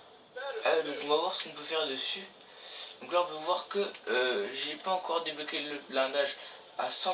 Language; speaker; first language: French; native; French